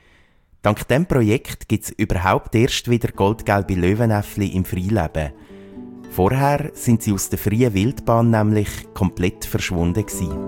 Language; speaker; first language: German; native; German